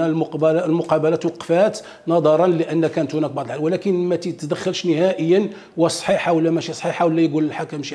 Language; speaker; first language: Arabic; native; Arabic